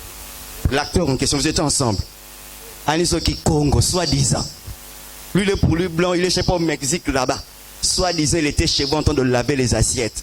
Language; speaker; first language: French; non-native, local second language; Lingala